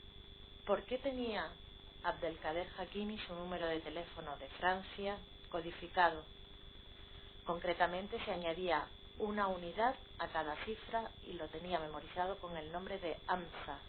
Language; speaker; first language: Spanish; native; Spanish